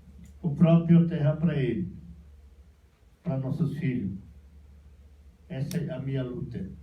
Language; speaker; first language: Portuguese; non-native, local second language; Yanomámi